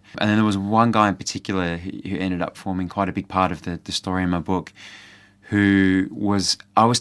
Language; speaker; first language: English; native; English